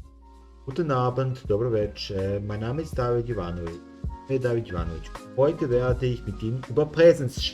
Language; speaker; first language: German; non-native, fluent; Serbian